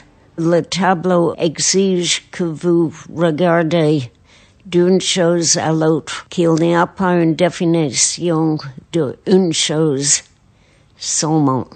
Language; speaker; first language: French; non-native, fluent; English